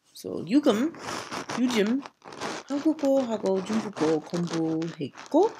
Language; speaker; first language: Korean; non-native, learner; English